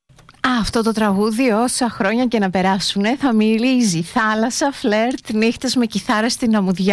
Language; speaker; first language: Greek; native; Greek